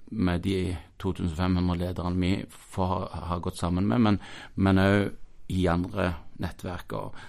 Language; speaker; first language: Norwegian; native; Norwegian